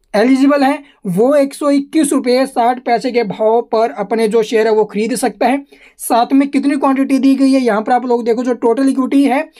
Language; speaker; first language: Hindi; native; Hindi